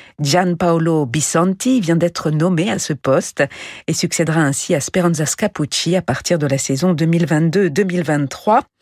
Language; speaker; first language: French; native; French